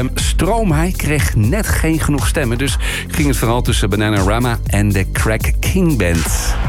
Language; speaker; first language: Dutch; native; Dutch